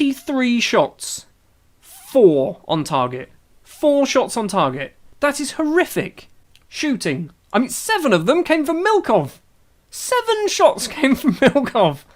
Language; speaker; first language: English; native; English